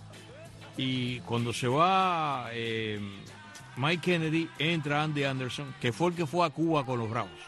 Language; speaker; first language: Spanish; native; Spanish